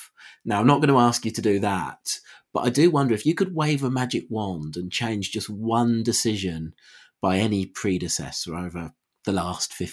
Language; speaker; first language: English; native; English